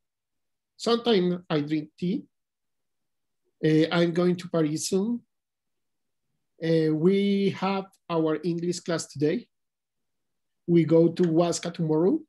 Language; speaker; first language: English; non-native, learner; Spanish